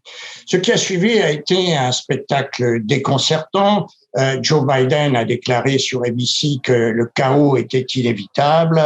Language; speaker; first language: French; native; French